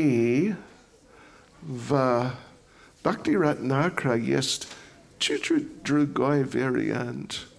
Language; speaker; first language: Russian; non-native, learner; English